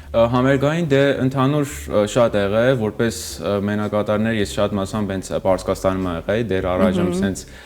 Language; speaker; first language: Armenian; early bilingual, heritage; Armenian